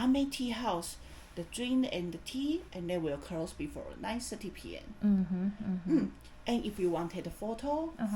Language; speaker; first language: English; non-native, learner; Chinese